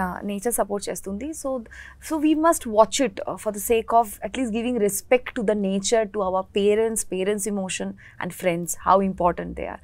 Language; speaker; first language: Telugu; non-native, learner; Bangla